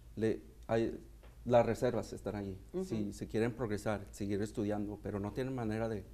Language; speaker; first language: Spanish; early bilingual, heritage; Spanish